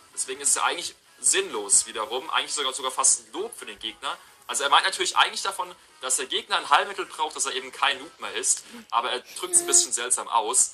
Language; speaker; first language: German; native; German